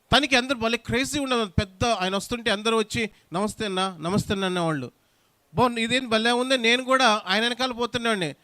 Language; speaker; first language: Telugu; non-native, local second language; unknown